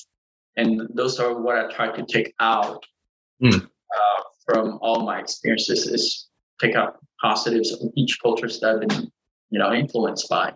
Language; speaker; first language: English; native; English